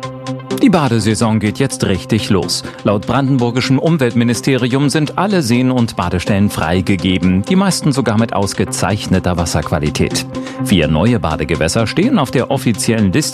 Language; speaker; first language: German; native; German